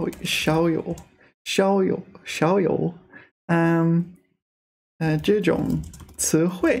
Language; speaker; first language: Chinese; non-native, learner; English